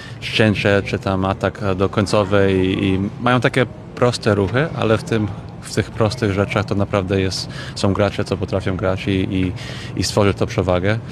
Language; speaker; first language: Polish; early bilingual, heritage; English